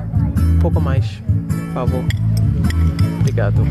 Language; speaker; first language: Portuguese; non-native, learner; English